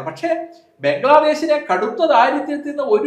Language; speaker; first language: Malayalam; native; Malayalam